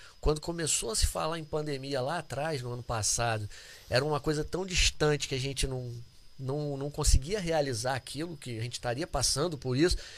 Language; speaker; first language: Portuguese; native; Portuguese